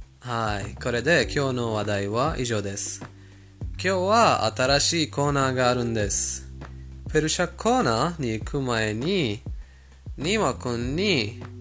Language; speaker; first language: Japanese; non-native, fluent; Persian